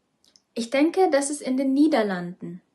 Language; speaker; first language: German; non-native, learner; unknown